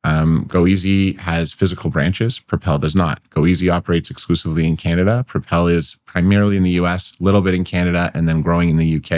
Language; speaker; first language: English; native; English